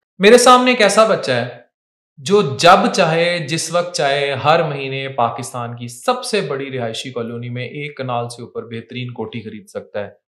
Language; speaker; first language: Urdu; non-native, local second language; Punjabi